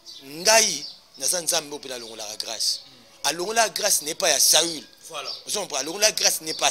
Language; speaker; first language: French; non-native, local second language; Lingala